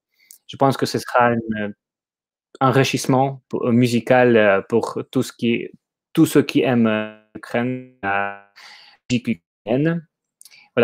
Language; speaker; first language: French; non-native, fluent; Ukrainian